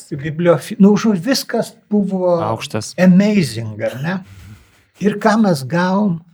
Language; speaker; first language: Lithuanian; native; Lithuanian